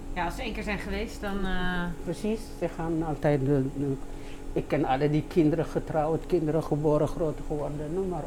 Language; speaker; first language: Dutch; non-native, learner; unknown